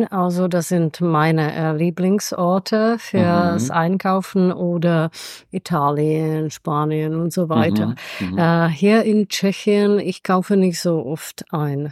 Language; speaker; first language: German; non-native, fluent; Czech